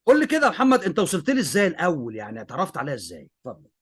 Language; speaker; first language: Arabic; native; Arabic